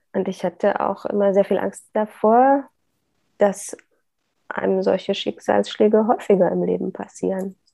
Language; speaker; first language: German; native; German